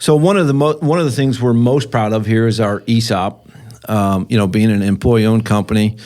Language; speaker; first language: English; native; English